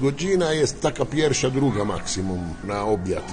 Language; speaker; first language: Polish; non-native, learner; Italian